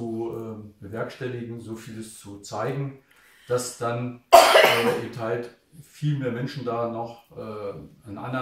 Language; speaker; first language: German; native; German